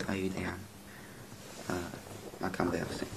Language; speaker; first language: Spanish; non-native, learner; English